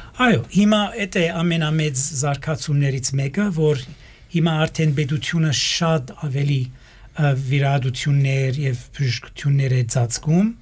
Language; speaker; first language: Armenian; early bilingual, heritage; Armenian